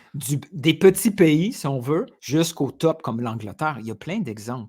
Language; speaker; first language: French; native; French